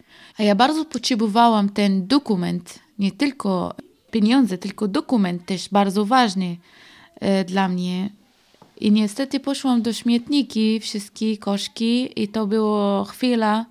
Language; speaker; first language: Polish; non-native, learner; Arabic